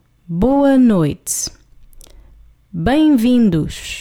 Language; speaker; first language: Portuguese; non-native, fluent; English